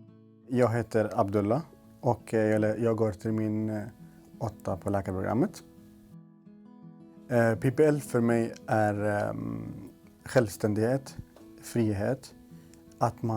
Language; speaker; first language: Swedish; non-native, local second language; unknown